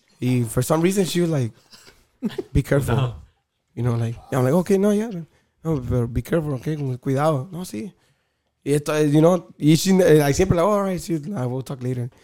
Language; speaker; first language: English; early bilingual, other home language; Spanish